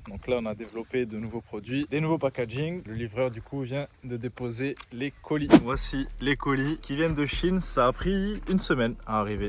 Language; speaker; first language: French; native; French